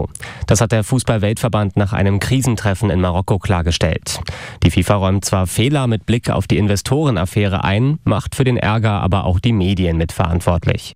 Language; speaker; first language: German; native; German